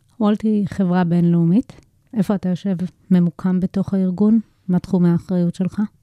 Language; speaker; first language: Hebrew; native; Hebrew